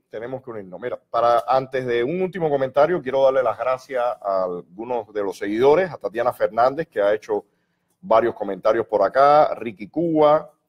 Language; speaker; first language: Spanish; native; Spanish